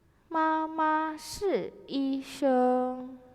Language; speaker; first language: Chinese; non-native, fluent; Indonesian